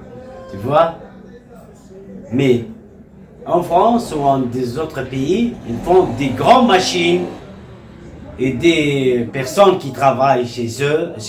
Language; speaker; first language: French; non-native, local second language; Arabic